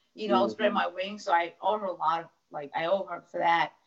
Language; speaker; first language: English; early bilingual, other home language; Russian